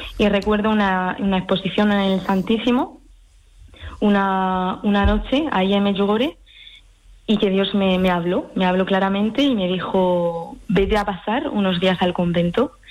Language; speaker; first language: Spanish; early bilingual, heritage; French